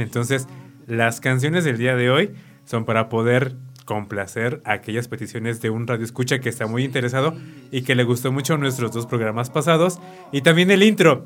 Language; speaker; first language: Spanish; native; Spanish